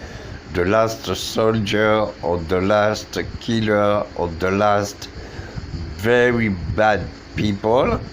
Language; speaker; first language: English; non-native, learner; French